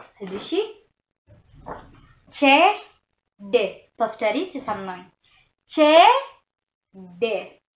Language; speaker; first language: Russian; non-native, learner; Indonesian